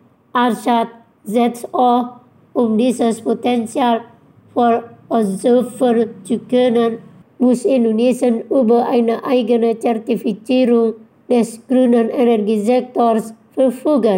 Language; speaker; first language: German; non-native, fluent; Indonesian